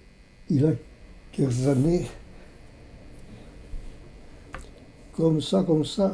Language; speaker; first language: French; non-native, fluent; Portuguese